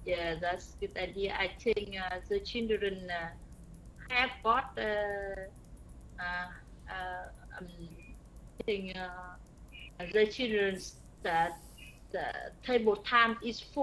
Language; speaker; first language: English; non-native, learner; Vietnamese